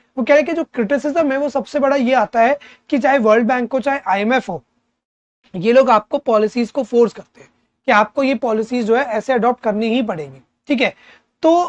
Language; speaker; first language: Hindi; native; Hindi